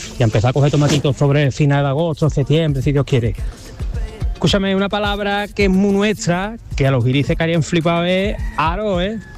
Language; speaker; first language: Spanish; native; Spanish